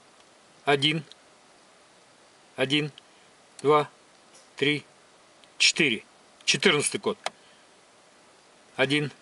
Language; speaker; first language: Russian; native; Russian